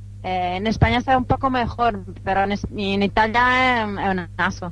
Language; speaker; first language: Spanish; non-native, fluent; Italian